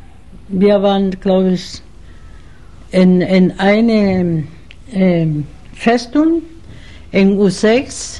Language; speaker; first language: German; non-native, fluent; Spanish